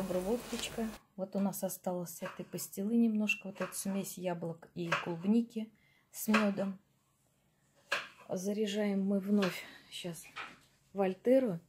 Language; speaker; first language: Russian; native; Russian